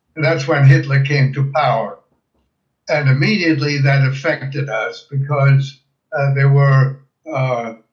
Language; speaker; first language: English; early bilingual, other home language; German